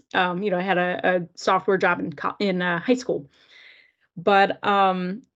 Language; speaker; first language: English; native; English